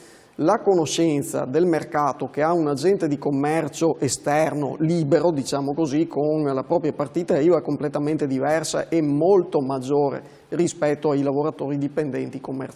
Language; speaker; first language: Italian; native; Italian